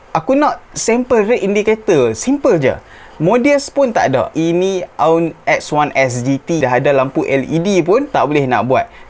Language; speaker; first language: Malay; native; Malay